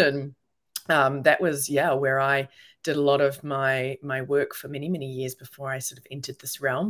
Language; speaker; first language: English; native; English